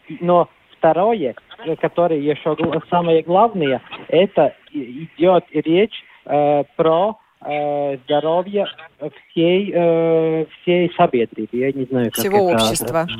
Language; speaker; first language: Russian; non-native, local second language; Latvian